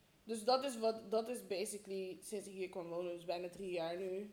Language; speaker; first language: Dutch; early bilingual, heritage; Dutch